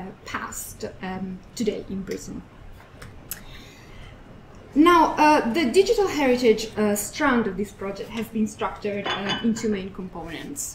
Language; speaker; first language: English; non-native, fluent; Italian